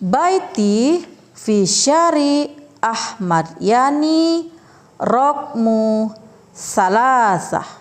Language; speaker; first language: Arabic; non-native, fluent; Indonesian